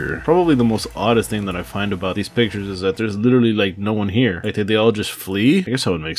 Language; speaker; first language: English; native; English